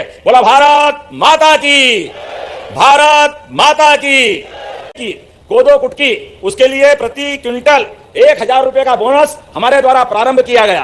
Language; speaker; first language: Hindi; native; Hindi